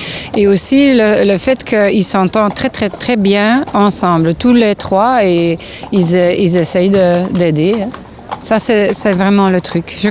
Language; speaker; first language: French; non-native, local second language; Dutch